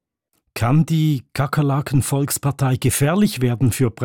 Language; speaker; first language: German; native; German